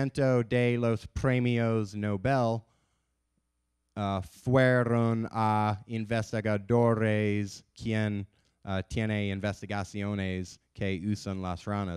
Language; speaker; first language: Spanish; non-native, learner; English